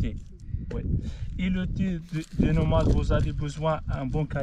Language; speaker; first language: French; non-native, learner; Arabic